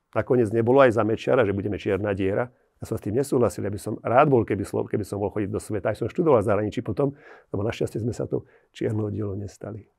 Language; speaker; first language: Slovak; native; Slovak